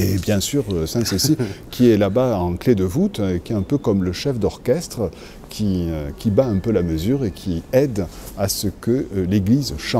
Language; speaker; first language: French; native; French